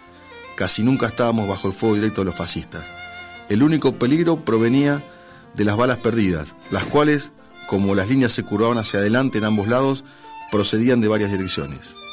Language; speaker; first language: Spanish; native; Spanish